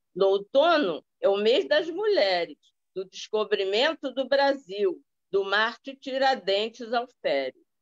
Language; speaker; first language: Portuguese; native; Portuguese